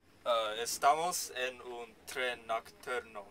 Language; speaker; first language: Spanish; non-native, learner; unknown